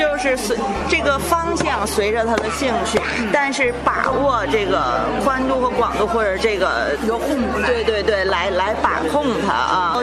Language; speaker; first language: Chinese; native; Chinese